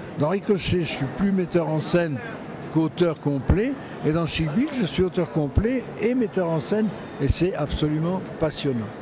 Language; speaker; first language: French; native; French